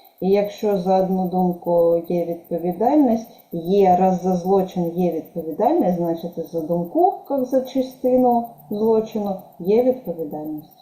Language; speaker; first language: Ukrainian; non-native, learner; Russian